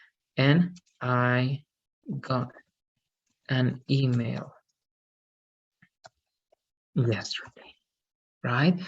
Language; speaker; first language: English; non-native, fluent; Spanish